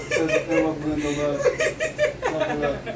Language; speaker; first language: Portuguese; non-native, learner; Haitian Creole